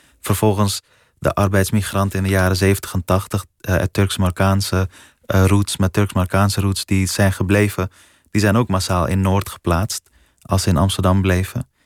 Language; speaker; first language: Dutch; early bilingual, other home language; Persian